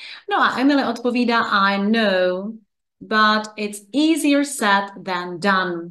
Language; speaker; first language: English; non-native, fluent; Czech